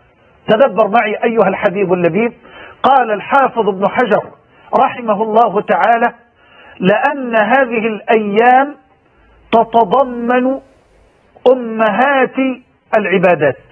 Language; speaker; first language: Arabic; native; Arabic